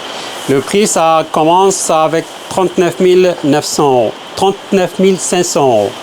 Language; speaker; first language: French; non-native, fluent; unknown